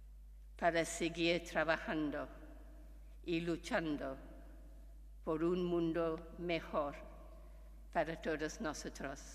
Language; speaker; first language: Spanish; non-native, fluent; English